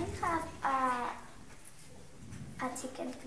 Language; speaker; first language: English; non-native, learner; Spanish